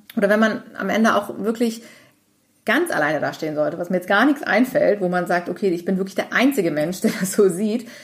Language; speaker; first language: German; native; German